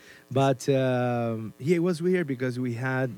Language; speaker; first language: English; non-native, fluent; Spanish